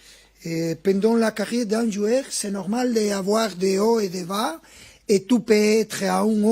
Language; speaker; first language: French; non-native, fluent; Spanish